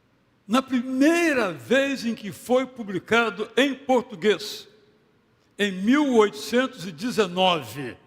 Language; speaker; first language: Portuguese; native; Portuguese